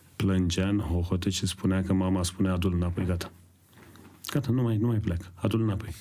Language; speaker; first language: Romanian; early bilingual, other home language; Persian